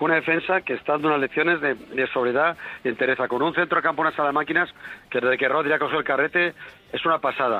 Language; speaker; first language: Spanish; native; Spanish